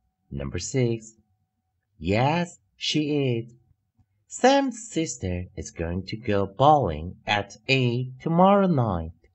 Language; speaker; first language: English; non-native, fluent; Chinese